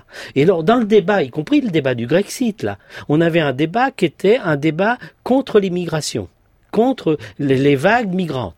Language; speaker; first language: French; native; French